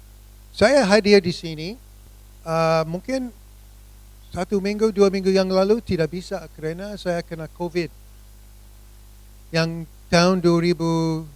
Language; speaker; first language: Indonesian; non-native, fluent; English